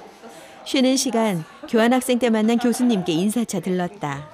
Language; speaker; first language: Korean; native; Korean